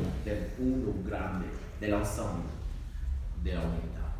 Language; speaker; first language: Spanish; non-native, learner; French